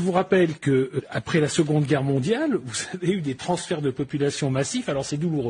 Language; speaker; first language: French; native; French